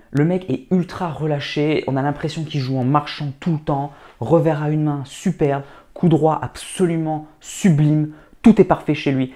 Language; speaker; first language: French; native; French